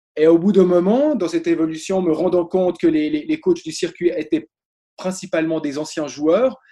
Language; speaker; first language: French; native; French